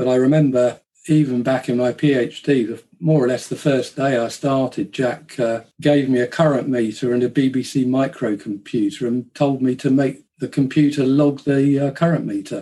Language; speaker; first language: English; native; English